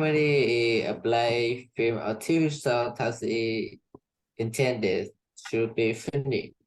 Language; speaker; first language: English; non-native, learner; Vietnamese